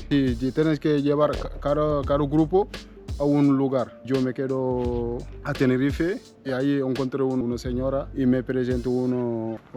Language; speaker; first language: Spanish; non-native, fluent; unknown